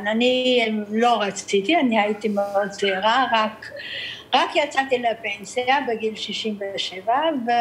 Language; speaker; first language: Hebrew; early bilingual, other home language; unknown